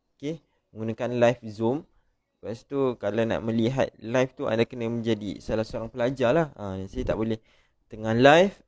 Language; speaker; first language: Malay; native; Malay